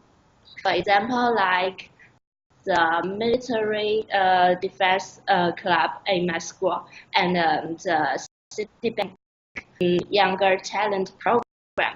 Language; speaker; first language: English; non-native, learner; Chinese